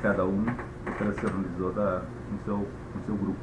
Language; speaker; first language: Portuguese; native; Portuguese